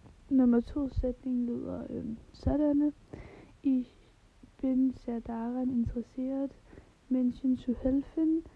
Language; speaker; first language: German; non-native, learner; Danish